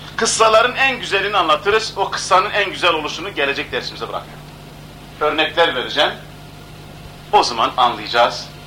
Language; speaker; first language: Turkish; non-native, local second language; Kurdish